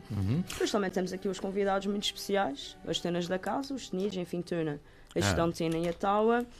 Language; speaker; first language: Portuguese; native; Portuguese